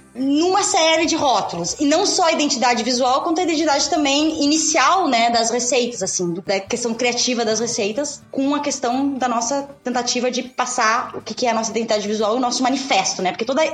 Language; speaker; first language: Portuguese; native; Portuguese